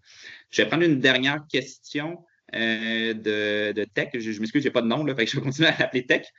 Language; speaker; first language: French; native; French